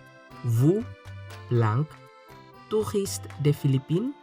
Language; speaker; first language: French; non-native, fluent; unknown